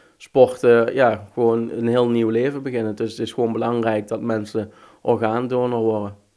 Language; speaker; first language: Dutch; native; Dutch